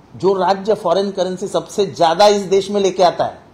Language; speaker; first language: Hindi; non-native, local second language; Marathi